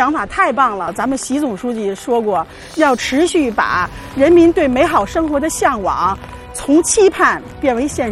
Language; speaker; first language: Chinese; native; Chinese